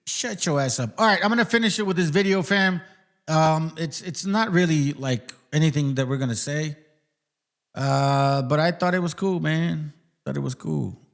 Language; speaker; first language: English; early bilingual, other home language; Spanish